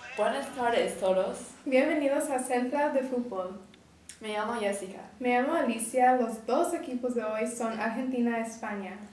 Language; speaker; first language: Spanish; non-native, learner; English